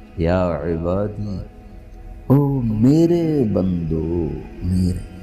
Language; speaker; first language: Urdu; non-native, local second language; Punjabi